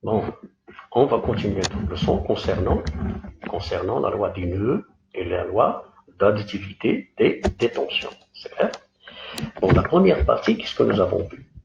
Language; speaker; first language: French; non-native, local second language; Arabic